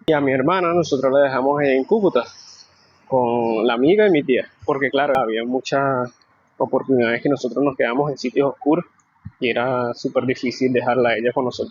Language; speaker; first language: Spanish; native; Spanish